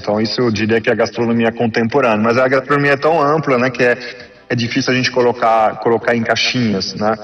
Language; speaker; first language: Portuguese; non-native, fluent; French